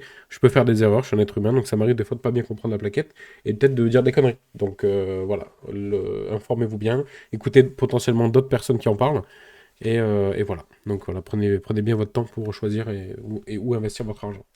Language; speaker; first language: French; native; French